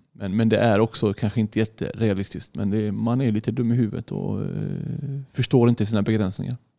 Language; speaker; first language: Swedish; early bilingual, other home language; Arabic